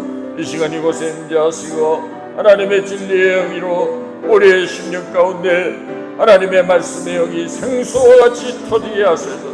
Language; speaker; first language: Korean; native; Korean